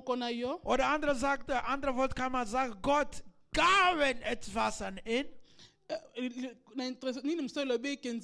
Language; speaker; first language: German; non-native, learner; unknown